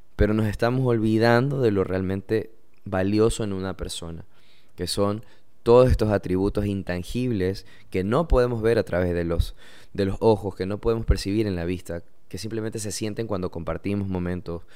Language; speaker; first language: Spanish; native; Spanish